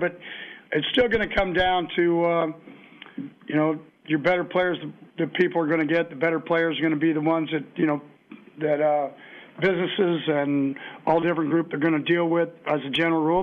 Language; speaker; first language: English; native; English